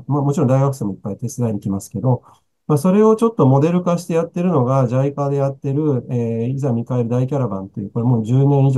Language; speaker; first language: Japanese; native; Japanese